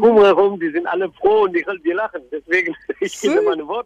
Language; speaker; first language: German; non-native, fluent; Arabic